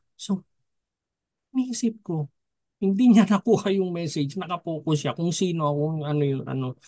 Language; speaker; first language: Filipino; non-native, local second language; Iloko